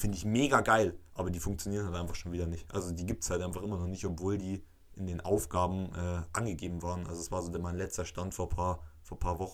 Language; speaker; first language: German; native; German